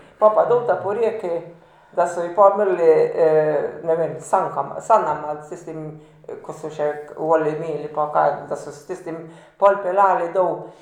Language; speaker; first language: Slovenian; native; Slovenian